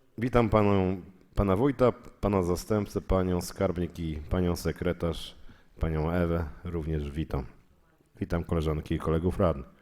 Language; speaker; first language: Polish; native; Polish